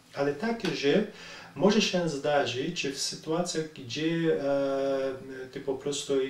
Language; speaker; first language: Polish; non-native, learner; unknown